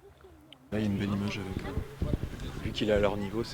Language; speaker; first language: French; native; French